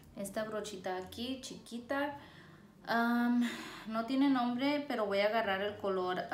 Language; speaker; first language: Spanish; early bilingual, heritage; Spanish